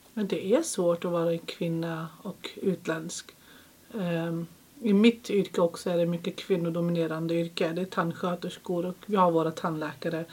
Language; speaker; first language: Swedish; early bilingual, other home language; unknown